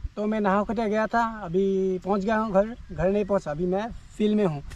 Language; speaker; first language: Hindi; non-native, local second language; Assamese